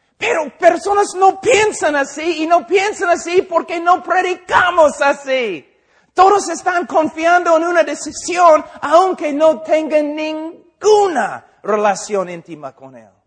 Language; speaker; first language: Spanish; non-native, fluent; English